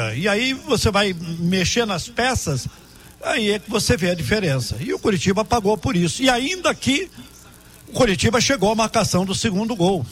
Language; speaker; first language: Portuguese; native; Portuguese